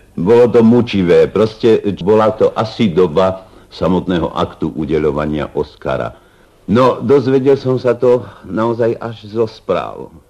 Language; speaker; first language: Slovak; native; Slovak